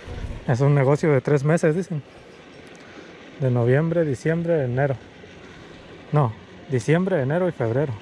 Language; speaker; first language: Spanish; native; Spanish